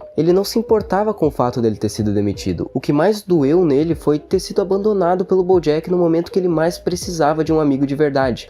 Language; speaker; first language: Portuguese; native; Portuguese